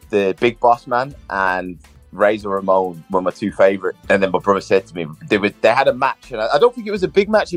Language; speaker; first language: English; native; English